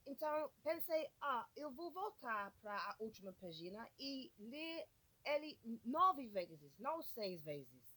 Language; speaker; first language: Portuguese; non-native, learner; English